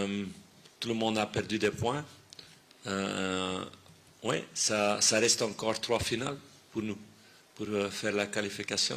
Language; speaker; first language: French; non-native, fluent; Dutch